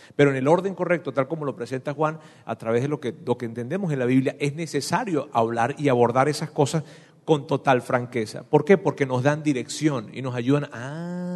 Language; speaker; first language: Spanish; native; Spanish